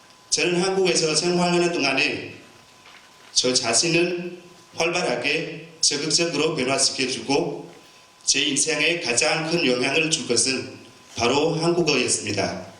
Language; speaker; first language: Korean; non-native, learner; Vietnamese